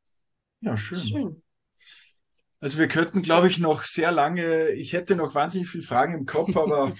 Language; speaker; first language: German; native; German